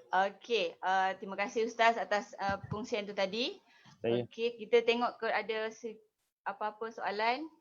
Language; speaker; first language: Malay; native; Malay